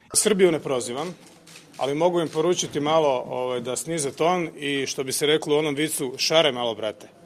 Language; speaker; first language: Croatian; native; Croatian